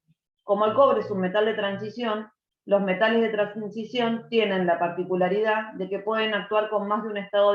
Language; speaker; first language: Spanish; native; Spanish